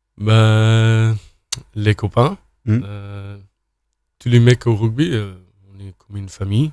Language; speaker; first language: French; non-native, learner; Afrikaans